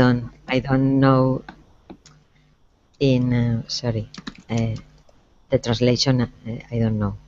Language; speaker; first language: English; non-native, learner; Spanish